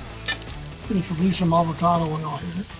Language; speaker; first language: English; native; English